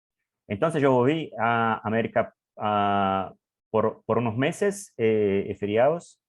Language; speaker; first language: Spanish; non-native, learner; English